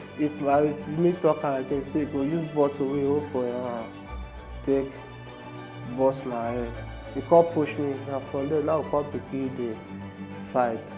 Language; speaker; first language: Nigerian Pidgin; non-native, local second language; Ibibio